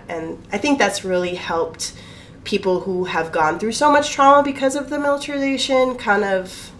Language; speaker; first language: English; native; English